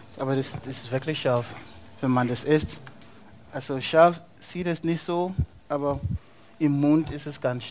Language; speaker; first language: German; non-native, fluent; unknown